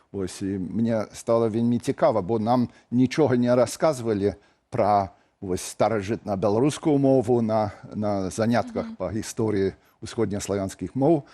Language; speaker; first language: Belarusian; non-native, fluent; English